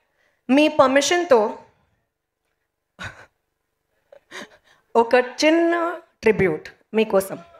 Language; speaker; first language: Telugu; non-native, learner; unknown